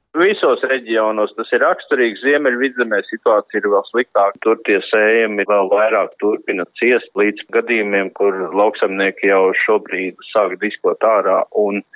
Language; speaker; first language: Latvian; native; Latvian